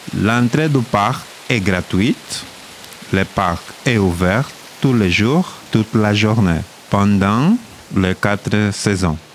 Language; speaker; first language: French; non-native, learner; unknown